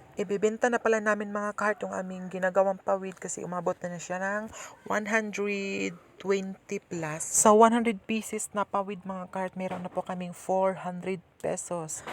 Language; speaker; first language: Filipino; native; Filipino